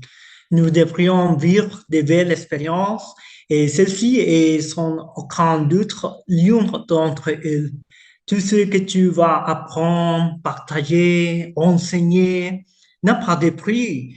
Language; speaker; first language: French; non-native, fluent; Spanish